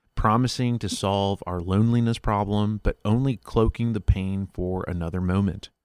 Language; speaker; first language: English; early bilingual, other home language; Spanish